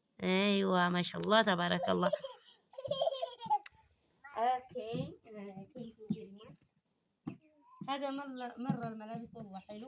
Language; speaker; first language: Arabic; early bilingual, other home language; Amharic